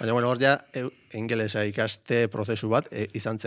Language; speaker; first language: Basque; native; Basque